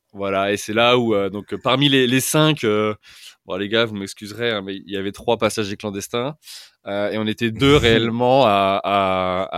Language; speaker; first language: French; native; French